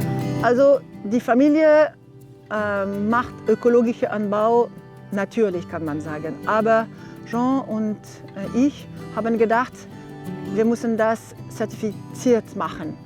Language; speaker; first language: German; non-native, learner; French